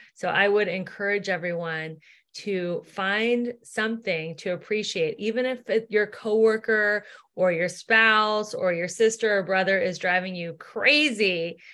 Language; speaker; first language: English; native; English